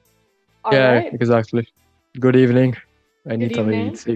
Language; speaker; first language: English; non-native, learner; Italian